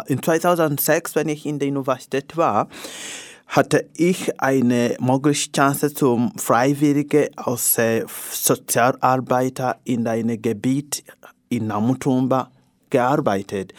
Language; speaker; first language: German; non-native, learner; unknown